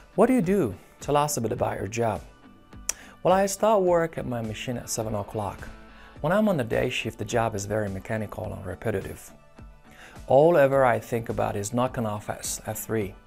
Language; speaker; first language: English; non-native, fluent; Persian